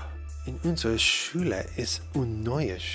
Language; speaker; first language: German; non-native, learner; English